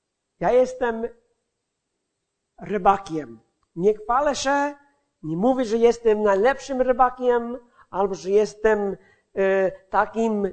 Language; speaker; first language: Polish; non-native, fluent; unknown